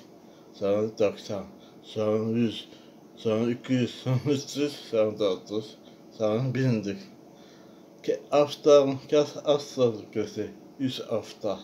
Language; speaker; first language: Turkish; non-native, learner; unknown